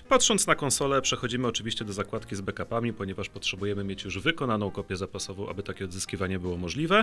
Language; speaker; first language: Polish; native; Polish